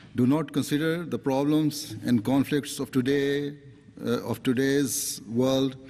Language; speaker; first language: English; non-native, local second language; Urdu